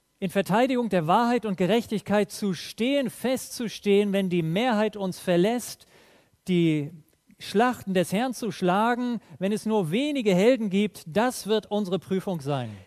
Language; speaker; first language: German; native; German